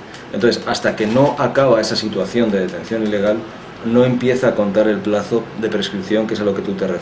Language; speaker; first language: Spanish; native; Spanish